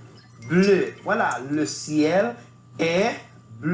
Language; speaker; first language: French; non-native, fluent; Spanish